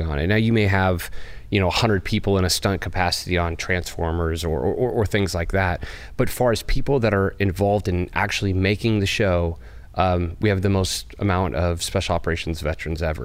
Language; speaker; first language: English; native; English